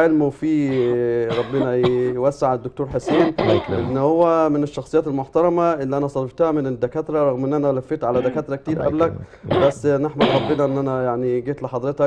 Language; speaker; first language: Arabic; native; Arabic